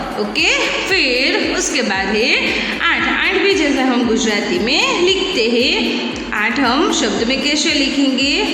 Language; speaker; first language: Hindi; non-native, local second language; Gujarati